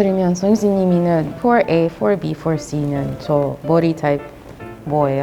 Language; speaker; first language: Korean; non-native, learner; English